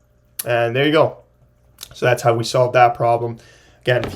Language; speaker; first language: English; native; English